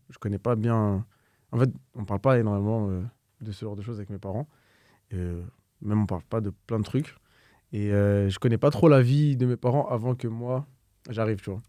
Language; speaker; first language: French; native; French